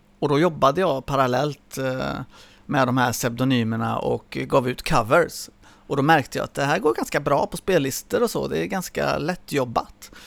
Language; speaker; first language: Swedish; early bilingual, other home language; Spanish